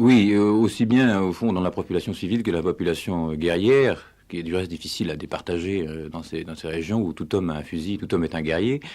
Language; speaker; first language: French; native; French